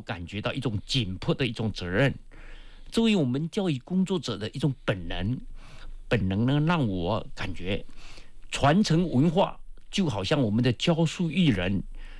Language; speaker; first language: Chinese; non-native, local second language; Min Nan Chinese